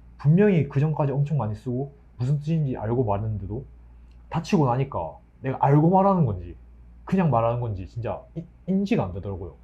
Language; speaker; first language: Korean; native; Korean